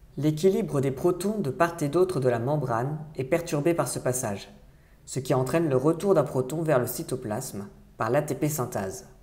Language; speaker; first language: French; native; French